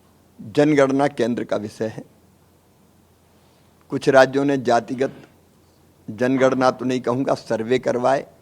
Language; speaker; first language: Hindi; native; Hindi